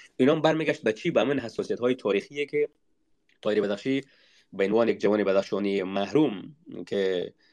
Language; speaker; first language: Persian; native; Persian